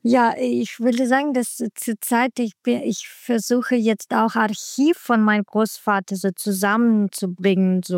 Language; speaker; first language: German; non-native, learner; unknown